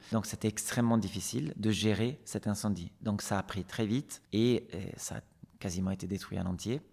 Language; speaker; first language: French; non-native, fluent; Italian